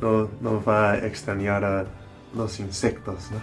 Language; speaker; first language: Spanish; non-native, learner; English